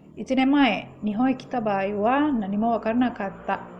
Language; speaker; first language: Japanese; non-native, fluent; Indonesian